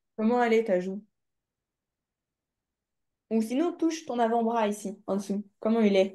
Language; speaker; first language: French; native; French